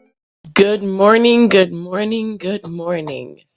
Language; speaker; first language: English; native; English